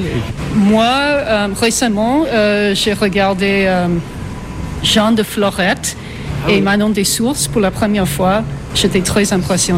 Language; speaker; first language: French; non-native, fluent; English